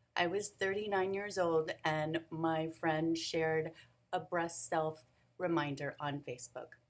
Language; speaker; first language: English; native; English